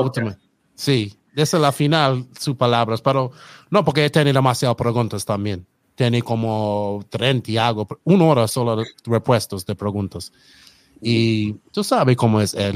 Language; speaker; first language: Spanish; non-native, learner; English